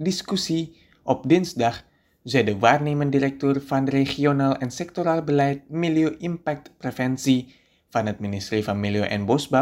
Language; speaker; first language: Dutch; non-native, fluent; Indonesian